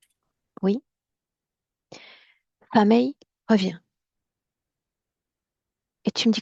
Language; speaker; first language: French; native; French